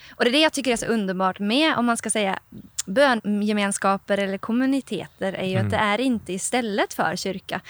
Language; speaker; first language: Swedish; non-native, fluent; Norwegian